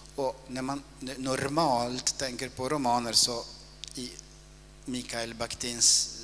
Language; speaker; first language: Swedish; non-native, fluent; Italian